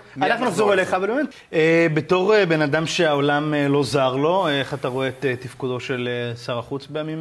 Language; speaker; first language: Hebrew; native; Hebrew